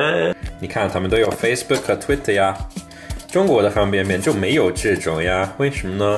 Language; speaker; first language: Chinese; non-native, fluent; English